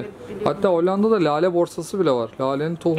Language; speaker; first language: Turkish; native; Turkish